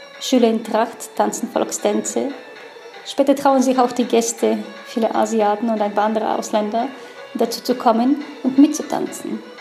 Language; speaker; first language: German; non-native, fluent; Bulgarian